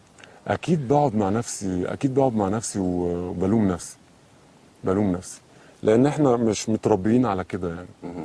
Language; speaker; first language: Arabic; native; Arabic